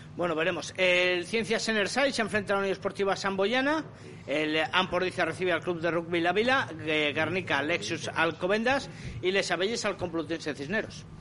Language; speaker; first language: Spanish; native; Spanish